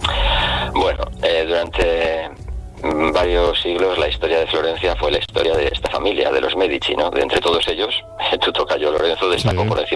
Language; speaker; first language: Spanish; native; Spanish